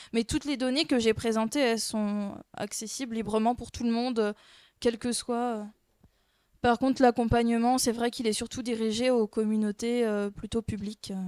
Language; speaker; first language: French; native; French